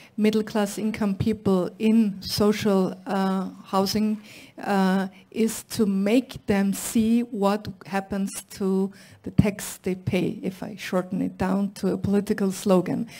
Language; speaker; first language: English; non-native, fluent; German